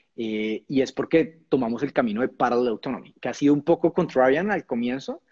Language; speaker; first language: Spanish; native; Spanish